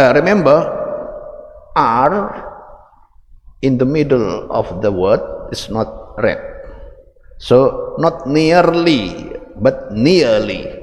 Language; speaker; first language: English; non-native, fluent; Indonesian